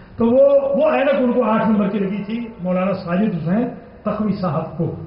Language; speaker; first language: Urdu; non-native, local second language; Punjabi